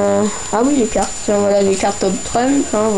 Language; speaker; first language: French; native; French